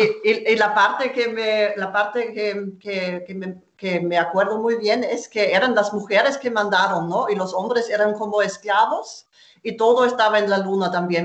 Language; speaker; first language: Spanish; non-native, fluent; German